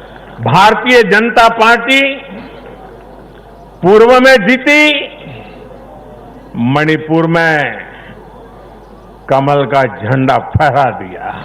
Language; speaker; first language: Hindi; non-native, local second language; Gujarati